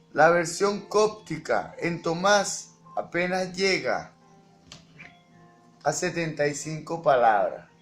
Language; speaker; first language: Spanish; native; Spanish